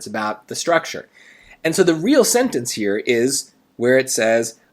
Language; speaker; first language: English; native; English